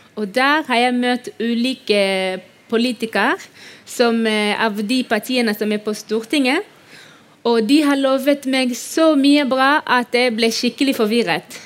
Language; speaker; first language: Norwegian; non-native, fluent; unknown